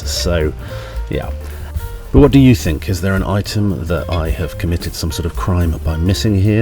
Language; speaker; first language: English; native; English